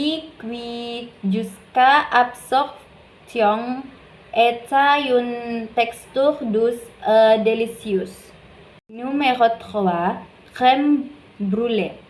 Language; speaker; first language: French; non-native, learner; Indonesian